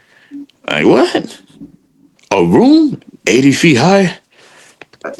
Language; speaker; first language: English; native; English